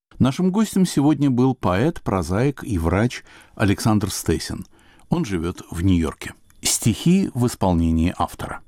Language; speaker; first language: Russian; native; Russian